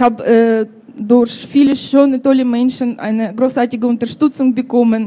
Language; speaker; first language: German; non-native, fluent; Russian